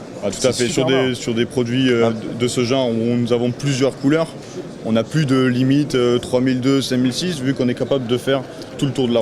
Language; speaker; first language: French; native; French